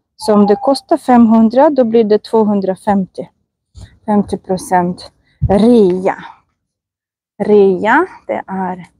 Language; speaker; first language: Swedish; non-native, fluent; Russian